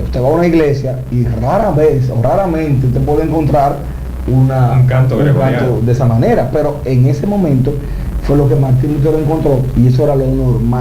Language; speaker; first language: Spanish; native; Spanish